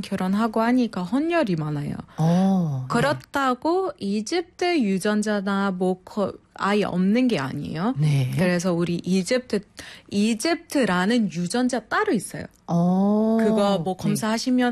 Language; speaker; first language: Korean; non-native, fluent; Arabic